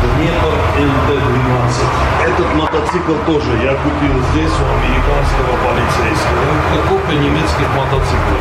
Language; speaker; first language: Russian; non-native, local second language; Armenian